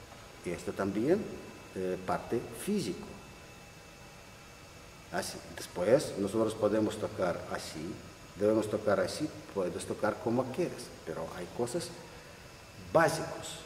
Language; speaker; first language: Spanish; non-native, learner; Russian